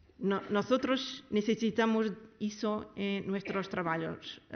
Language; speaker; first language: Spanish; non-native, learner; Portuguese